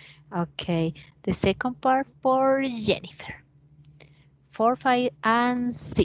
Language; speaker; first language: English; non-native, learner; Spanish